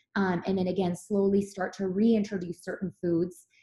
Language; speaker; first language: English; early bilingual, other home language; Serbian